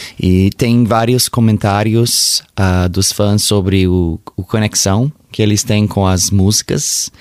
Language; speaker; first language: Portuguese; early bilingual, heritage; Portuguese